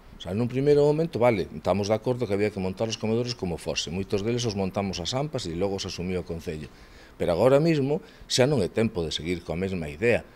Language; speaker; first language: Galician; non-native, local second language; Spanish